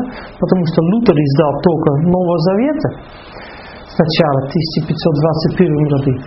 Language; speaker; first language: Russian; non-native, fluent; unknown